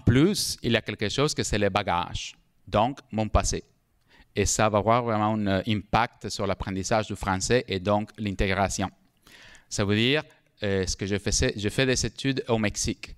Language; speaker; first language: French; non-native, fluent; Spanish